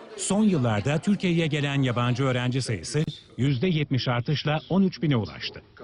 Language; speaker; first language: Turkish; native; Turkish